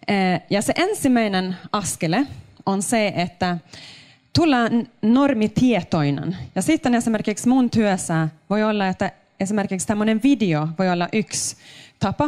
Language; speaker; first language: Finnish; non-native, local second language; Swedish